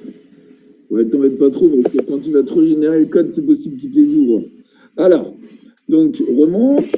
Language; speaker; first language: French; native; French